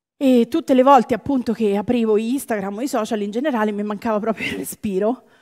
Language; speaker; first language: Italian; native; Italian